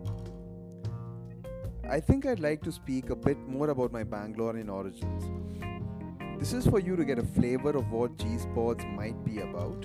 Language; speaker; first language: English; non-native, local second language; Malayalam